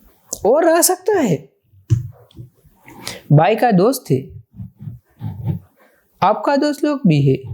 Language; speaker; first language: Hindi; non-native, fluent; Sinhala